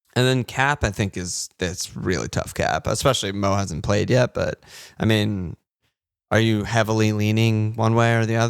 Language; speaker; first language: English; native; English